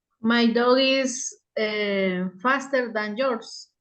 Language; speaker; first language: English; non-native, learner; Spanish